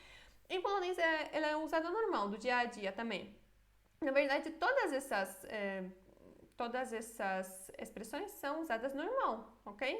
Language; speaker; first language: Portuguese; non-native, fluent; Polish